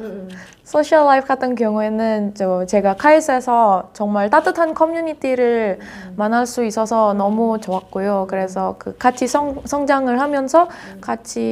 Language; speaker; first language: Korean; non-native, fluent; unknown